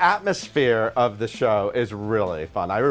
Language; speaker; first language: English; native; English